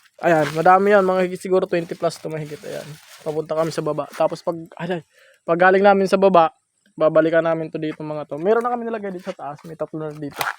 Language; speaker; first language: Filipino; non-native, local second language; Masbatenyo